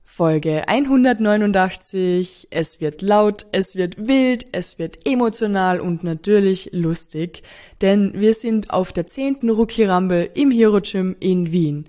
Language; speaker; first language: German; native; German